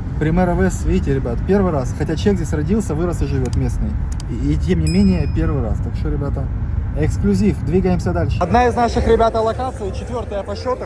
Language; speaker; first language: Russian; native; Russian